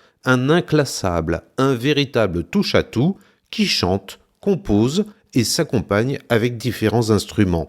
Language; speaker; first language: French; native; French